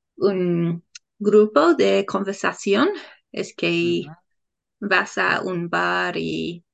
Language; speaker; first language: Spanish; non-native, fluent; English